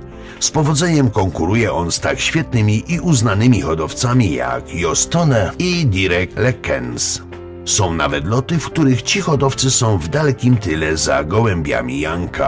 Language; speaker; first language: Polish; native; Polish